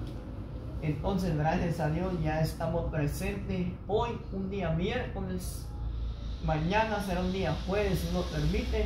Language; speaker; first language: Spanish; native; Spanish